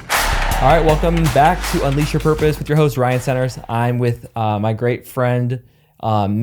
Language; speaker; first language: English; native; English